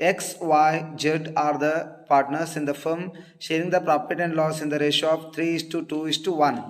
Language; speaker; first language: English; non-native, local second language; Kannada